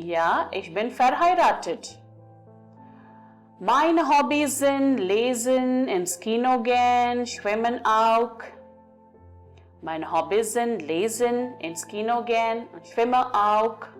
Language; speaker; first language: German; non-native, fluent; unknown